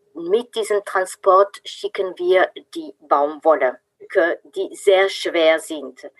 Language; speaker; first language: German; non-native, fluent; French